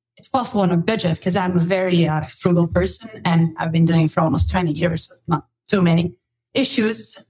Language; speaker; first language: English; non-native, fluent; Dutch